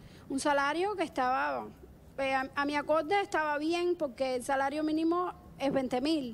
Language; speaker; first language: Spanish; native; Spanish